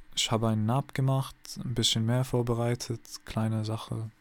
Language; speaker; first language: German; non-native, learner; English